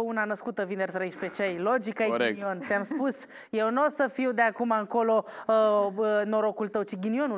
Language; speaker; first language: Romanian; native; Romanian